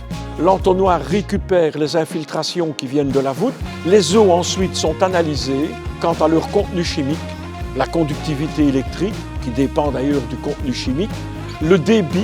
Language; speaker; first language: French; native; French